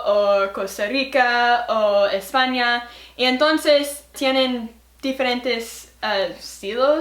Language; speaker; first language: Spanish; non-native, learner; English